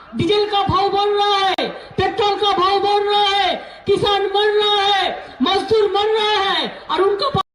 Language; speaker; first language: Hindi; non-native, local second language; Bangla